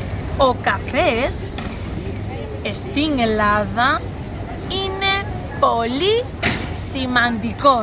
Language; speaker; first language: Greek; non-native, learner; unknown